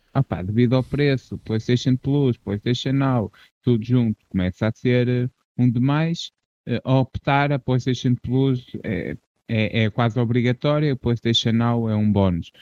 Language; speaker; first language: Portuguese; native; Portuguese